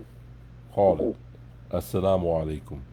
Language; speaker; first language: Arabic; non-native, fluent; English